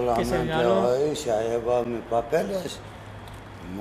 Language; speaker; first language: Spanish; non-native, learner; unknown